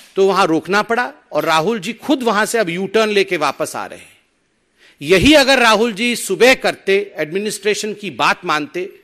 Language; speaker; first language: Hindi; non-native, local second language; Odia